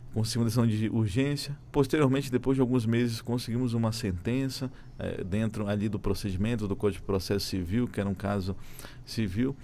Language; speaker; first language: Portuguese; native; Portuguese